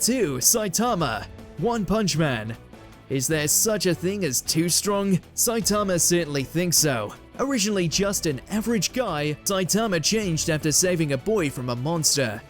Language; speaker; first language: English; native; English